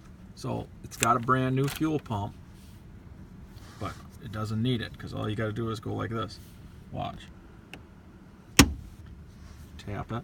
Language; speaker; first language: English; native; English